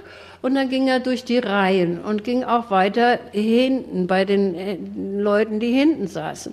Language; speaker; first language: German; native; German